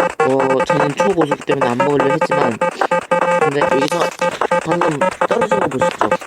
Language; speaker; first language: Korean; native; Korean